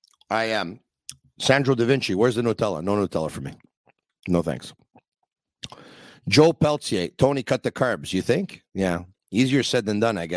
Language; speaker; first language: English; native; English